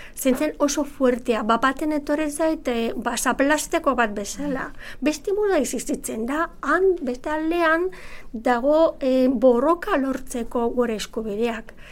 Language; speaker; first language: Basque; non-native, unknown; Bulgarian